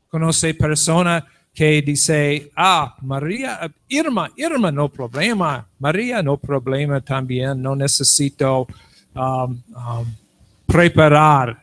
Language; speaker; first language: Spanish; non-native, learner; English